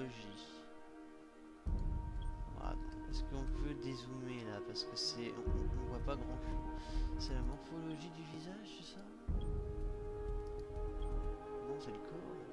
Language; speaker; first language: French; native; French